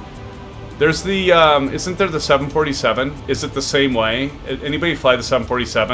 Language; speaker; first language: English; native; English